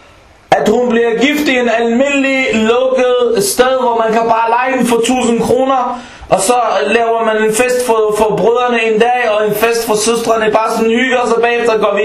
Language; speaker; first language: Danish; non-native, local second language; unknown